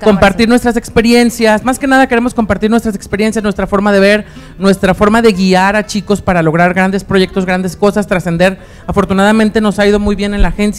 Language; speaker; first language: Spanish; native; Spanish